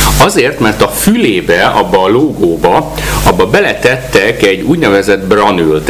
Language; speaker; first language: Hungarian; native; Hungarian